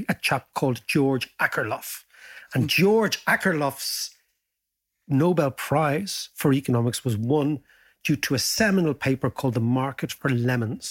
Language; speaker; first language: English; native; English